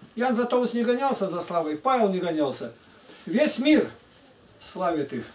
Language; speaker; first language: Russian; native; Russian